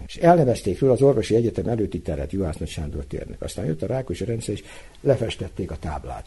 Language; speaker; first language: Hungarian; native; Hungarian